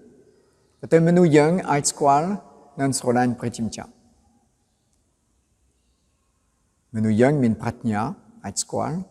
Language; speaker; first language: Khmer; non-native, fluent; French